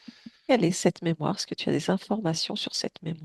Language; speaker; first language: French; native; French